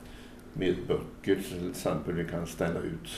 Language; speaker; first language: Swedish; native; Swedish